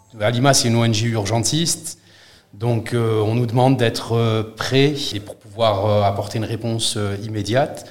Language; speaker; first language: French; native; French